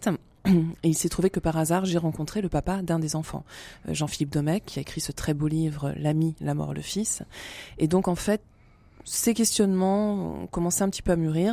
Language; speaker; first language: French; native; French